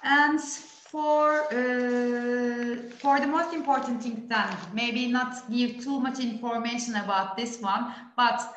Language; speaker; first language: English; non-native, fluent; Turkish